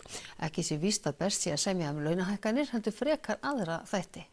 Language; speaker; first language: Icelandic; native; Icelandic